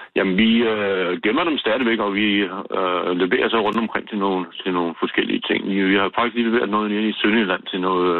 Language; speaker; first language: Danish; native; Danish